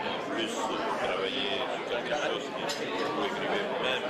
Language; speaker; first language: French; non-native, learner; Italian